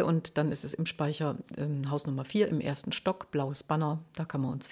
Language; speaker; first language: German; native; German